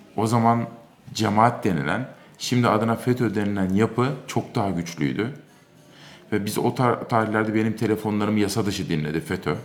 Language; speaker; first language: Turkish; native; Turkish